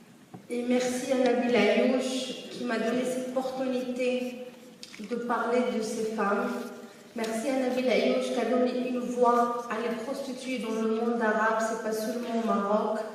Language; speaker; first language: French; non-native, local second language; Arabic